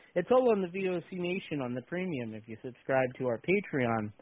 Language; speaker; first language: English; native; English